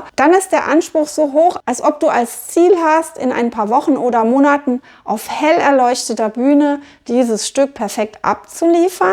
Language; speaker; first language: German; native; German